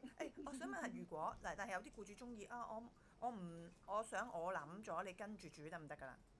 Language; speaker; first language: Cantonese; native; Cantonese